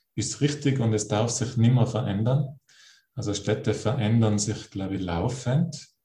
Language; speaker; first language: German; native; German